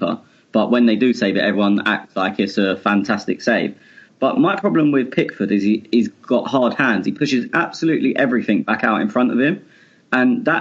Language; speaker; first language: English; native; English